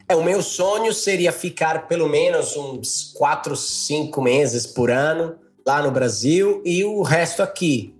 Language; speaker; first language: Portuguese; non-native, fluent; Italian